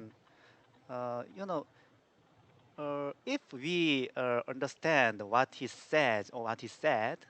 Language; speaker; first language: English; non-native, learner; Korean